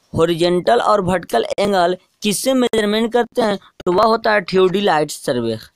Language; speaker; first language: Hindi; native; Hindi